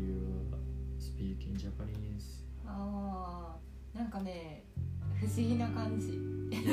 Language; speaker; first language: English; non-native, learner; Japanese